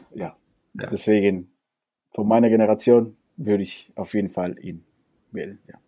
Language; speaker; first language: German; non-native, fluent; Spanish